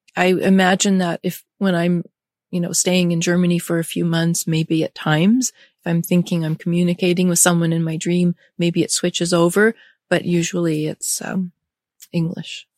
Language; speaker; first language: English; early bilingual, other home language; German